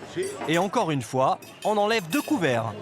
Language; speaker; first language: French; native; French